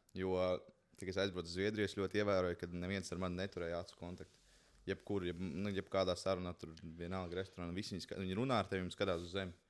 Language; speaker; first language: Latvian; native; Latvian